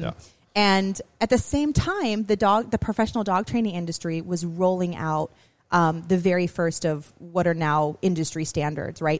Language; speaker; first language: English; native; English